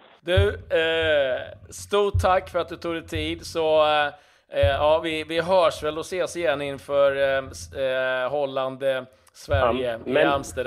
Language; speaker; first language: Swedish; native; Swedish